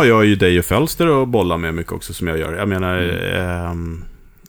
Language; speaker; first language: Swedish; native; Swedish